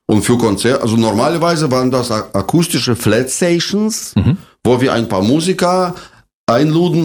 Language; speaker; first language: German; non-native, fluent; Russian